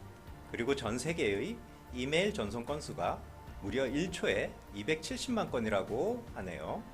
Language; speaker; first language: Korean; native; Korean